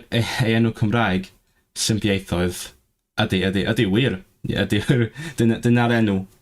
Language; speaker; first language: Welsh; non-native, learner; Cantonese